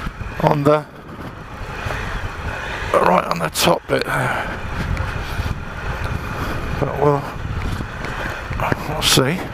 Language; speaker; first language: English; native; English